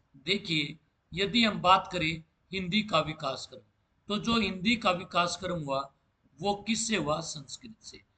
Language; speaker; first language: Hindi; native; Hindi